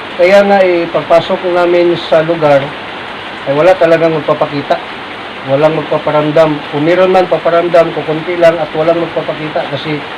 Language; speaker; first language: Filipino; non-native, local second language; Cebuano